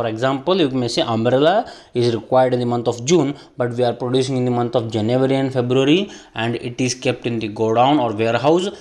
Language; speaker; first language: English; non-native, local second language; Kannada